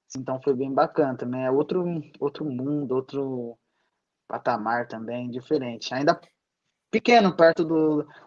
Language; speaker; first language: Portuguese; native; Portuguese